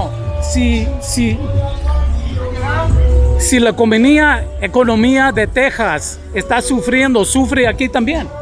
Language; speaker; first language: Spanish; non-native, learner; English